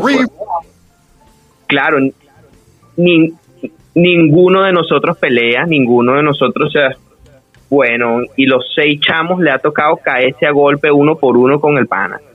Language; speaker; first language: Spanish; native; Spanish